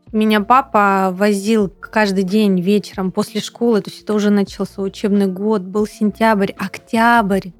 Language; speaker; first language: Russian; native; Russian